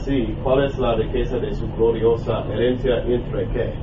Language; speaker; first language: Spanish; non-native, learner; English